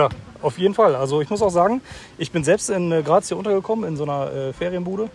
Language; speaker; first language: German; native; German